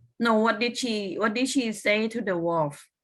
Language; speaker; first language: English; non-native, fluent; Thai